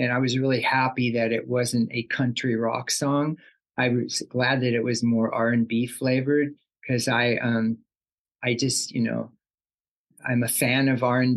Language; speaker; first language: English; native; English